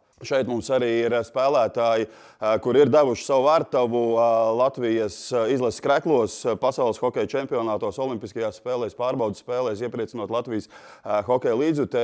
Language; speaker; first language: Latvian; native; Latvian